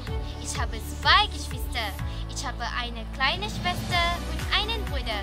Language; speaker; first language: German; non-native, learner; Malay